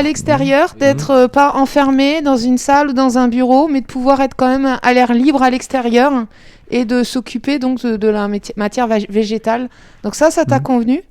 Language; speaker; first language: French; native; French